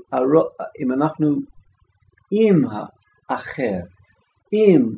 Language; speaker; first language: Hebrew; non-native, fluent; English